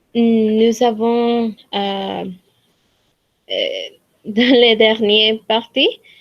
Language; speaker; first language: French; non-native, learner; Spanish